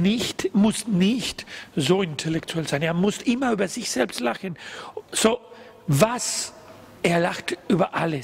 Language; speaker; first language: German; non-native, learner; Spanish